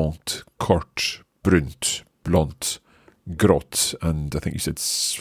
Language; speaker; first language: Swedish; non-native, learner; English